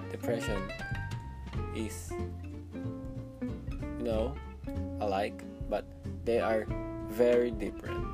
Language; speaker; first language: English; non-native, local second language; Filipino